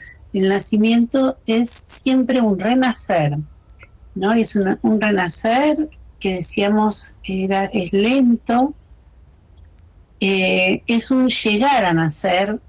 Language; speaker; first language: Spanish; native; Spanish